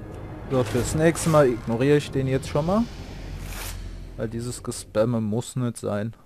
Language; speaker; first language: German; native; German